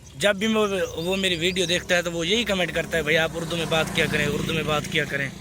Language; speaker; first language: Urdu; non-native, local second language; Saraiki